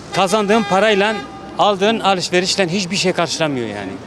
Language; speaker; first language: Turkish; non-native, fluent; Arabic